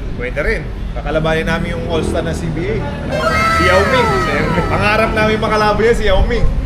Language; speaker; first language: Filipino; native; Filipino